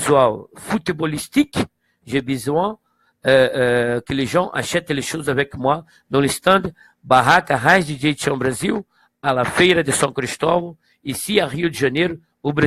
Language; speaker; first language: French; non-native, fluent; Portuguese